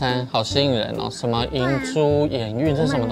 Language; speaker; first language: Chinese; non-native, fluent; Vietnamese